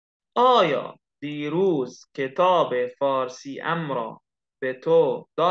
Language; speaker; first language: Persian; non-native, fluent; Arabic